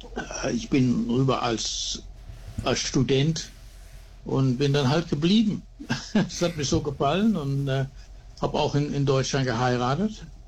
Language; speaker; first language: German; early bilingual, heritage; German